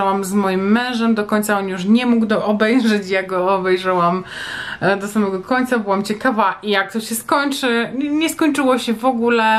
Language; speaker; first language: Polish; native; Polish